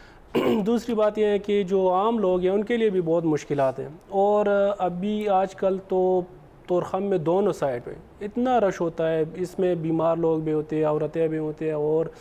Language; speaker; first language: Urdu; non-native, fluent; Pashto